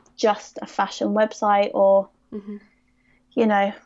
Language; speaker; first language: English; native; English